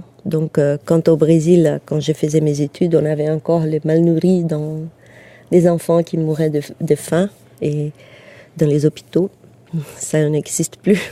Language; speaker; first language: French; non-native, fluent; Portuguese